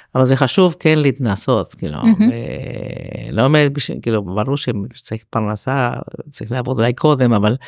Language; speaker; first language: Hebrew; non-native, fluent; Spanish